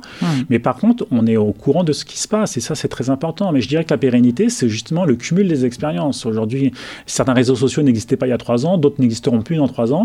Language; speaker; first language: French; native; French